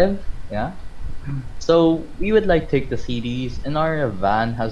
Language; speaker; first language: English; non-native, local second language; Filipino